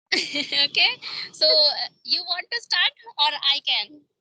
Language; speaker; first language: English; non-native, learner; Hindi